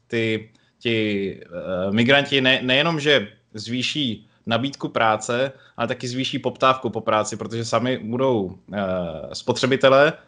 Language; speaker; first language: Czech; native; Czech